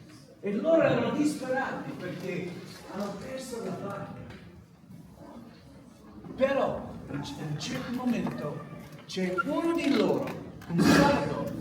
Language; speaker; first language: Italian; non-native, learner; English